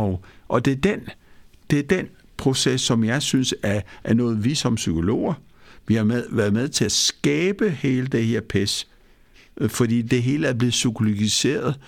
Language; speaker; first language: Danish; early bilingual, other home language; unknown